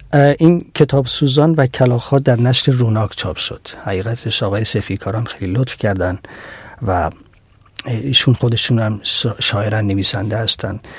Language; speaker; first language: Persian; non-native, local second language; Central Kurdish